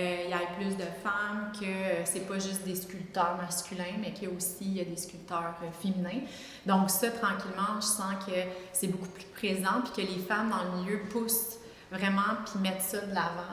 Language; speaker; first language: French; native; French